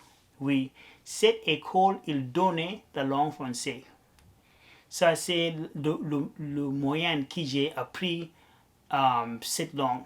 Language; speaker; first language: French; non-native, learner; Arabic